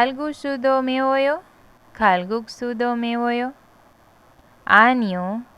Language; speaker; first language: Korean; non-native, fluent; Hindi